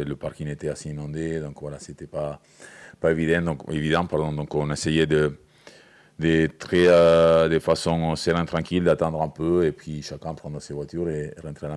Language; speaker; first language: French; native; French